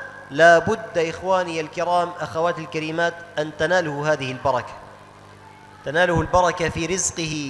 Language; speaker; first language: Arabic; native; Arabic